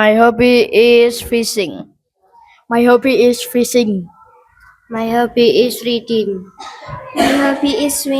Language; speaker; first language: English; non-native, learner; Indonesian